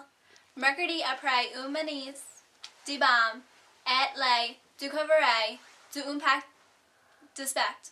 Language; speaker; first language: French; non-native, learner; English